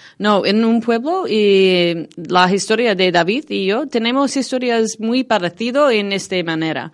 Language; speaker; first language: Spanish; non-native, learner; English